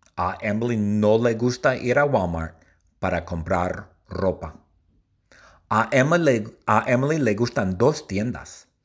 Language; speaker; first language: Spanish; non-native, learner; English